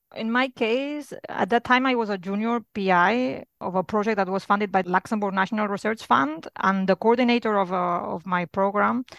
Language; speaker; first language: English; non-native, fluent; Catalan